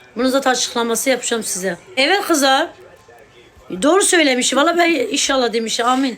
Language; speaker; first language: Turkish; non-native, local second language; Kurdish